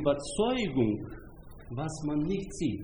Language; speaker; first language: German; non-native, fluent; Hungarian